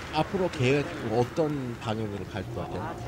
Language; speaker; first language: Korean; non-native, learner; English